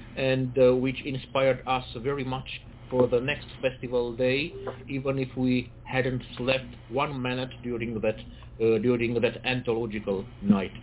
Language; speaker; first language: English; non-native, fluent; Romanian